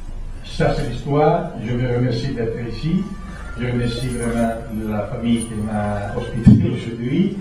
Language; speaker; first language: French; non-native, fluent; Italian